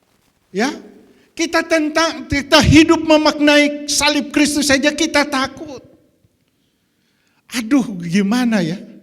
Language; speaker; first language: Indonesian; native; Indonesian